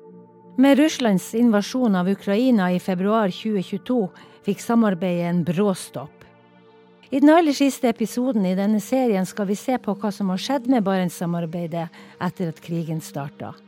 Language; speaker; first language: Norwegian; native; Norwegian